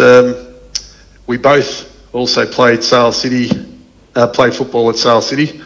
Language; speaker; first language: English; native; English